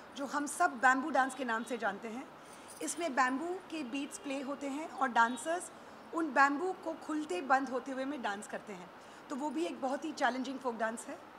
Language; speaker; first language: Hindi; native; Hindi